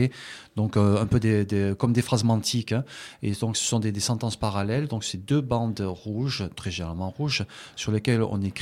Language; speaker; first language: French; native; French